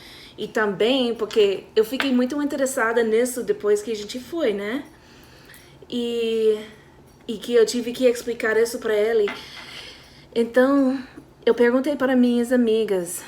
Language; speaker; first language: Portuguese; non-native, fluent; English